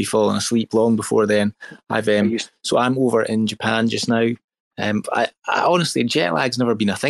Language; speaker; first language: English; native; English